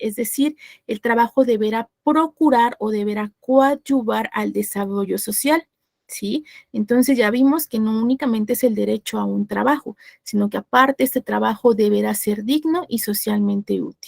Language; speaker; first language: Spanish; native; Spanish